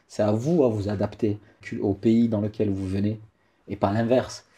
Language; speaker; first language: French; native; French